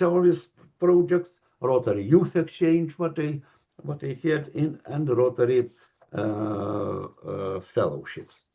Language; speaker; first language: English; non-native, learner; Lithuanian